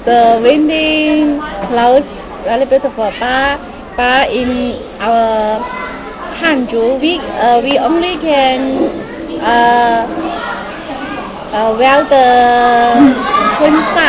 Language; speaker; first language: English; non-native, learner; Chinese